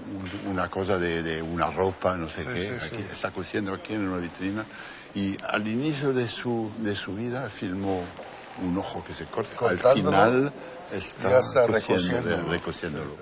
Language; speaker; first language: Spanish; non-native, fluent; French